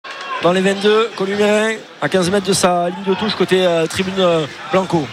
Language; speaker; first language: French; native; French